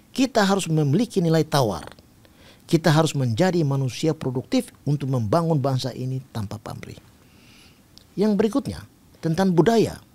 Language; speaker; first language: Indonesian; non-native, local second language; Tetum